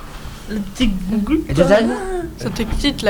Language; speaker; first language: French; native; French